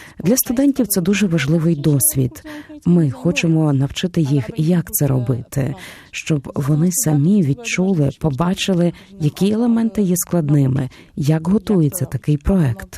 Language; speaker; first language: Ukrainian; non-native, fluent; Polish